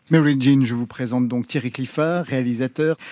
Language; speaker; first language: French; native; French